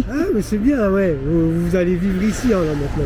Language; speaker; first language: French; native; French